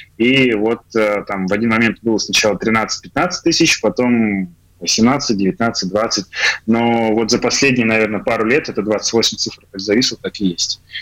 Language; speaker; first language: Russian; native; Russian